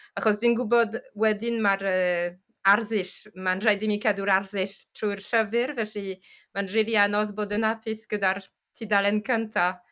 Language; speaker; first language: Welsh; non-native, fluent; French